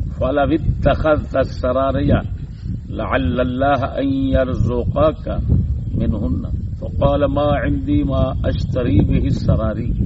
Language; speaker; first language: Urdu; native; Urdu